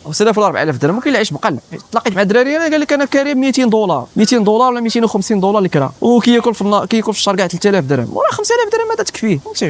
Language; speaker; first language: Arabic; native; Arabic